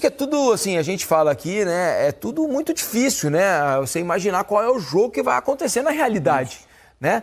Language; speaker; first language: Portuguese; native; Portuguese